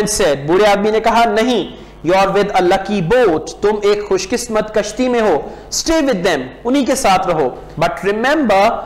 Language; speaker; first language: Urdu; non-native, local second language; Punjabi